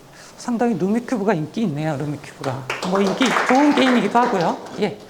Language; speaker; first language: Korean; native; Korean